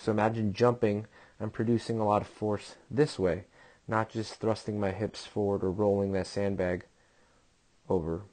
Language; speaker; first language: English; native; English